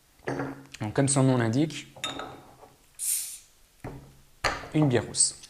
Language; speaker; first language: French; native; French